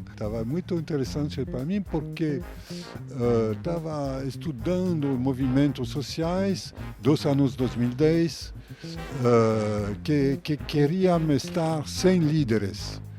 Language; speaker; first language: Portuguese; non-native, fluent; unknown